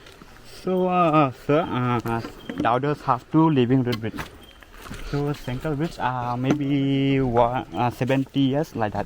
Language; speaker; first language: English; non-native, local second language; Khasi